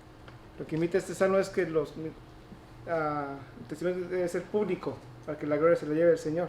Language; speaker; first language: Spanish; native; Spanish